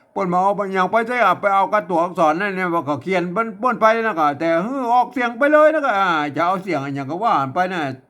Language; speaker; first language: Thai; native; Thai